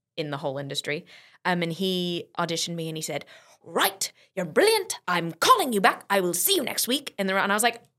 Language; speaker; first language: English; native; English